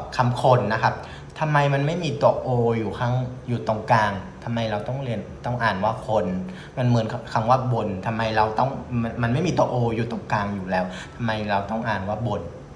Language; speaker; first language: Thai; non-native, fluent; Vietnamese